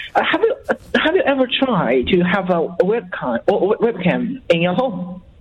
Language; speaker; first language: English; non-native, fluent; Chinese